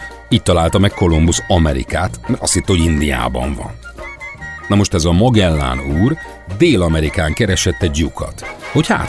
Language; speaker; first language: Hungarian; native; Hungarian